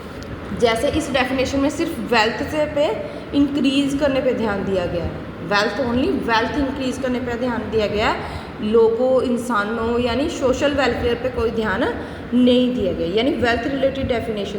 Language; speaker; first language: Hindi; native; Hindi